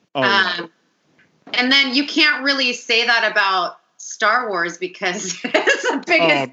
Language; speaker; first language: English; early bilingual, other home language; Italian